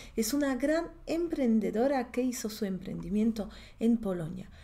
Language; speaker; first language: Spanish; non-native, fluent; Polish